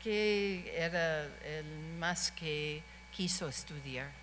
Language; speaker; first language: Spanish; non-native, fluent; English